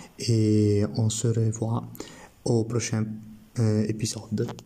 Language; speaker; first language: French; non-native, learner; Italian